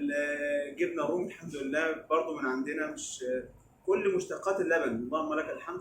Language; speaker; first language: Arabic; native; Arabic